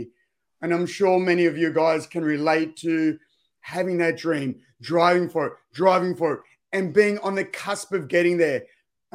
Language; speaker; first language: English; native; English